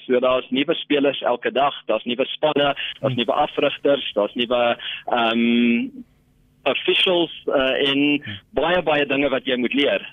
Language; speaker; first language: Afrikaans; non-native, local second language; English